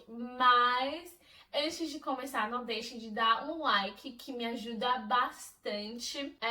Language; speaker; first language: Portuguese; non-native, fluent; English